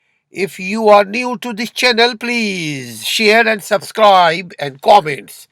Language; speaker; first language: English; non-native, learner; Urdu